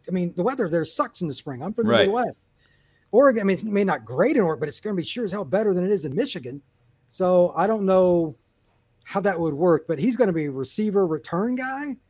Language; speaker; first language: English; native; English